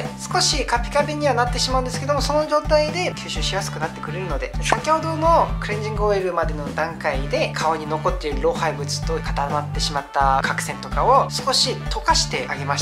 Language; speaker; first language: Japanese; non-native, fluent; Korean